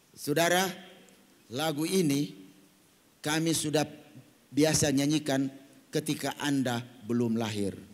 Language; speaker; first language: Indonesian; native; Indonesian